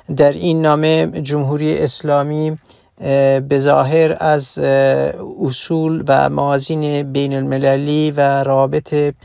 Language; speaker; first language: Persian; non-native, local second language; Central Kurdish